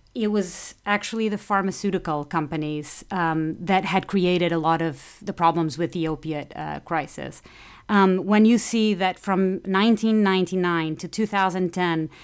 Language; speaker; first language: English; non-native, fluent; Portuguese